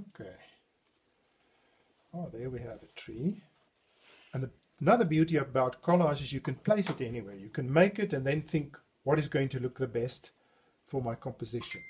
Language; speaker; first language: English; non-native, fluent; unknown